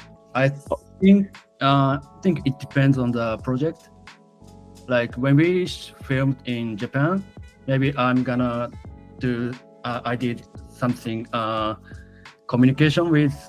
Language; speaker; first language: English; non-native, learner; Japanese